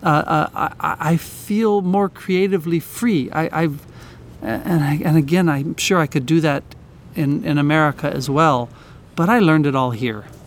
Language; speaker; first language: English; native; English